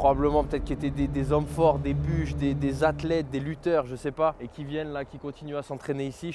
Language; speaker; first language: French; native; French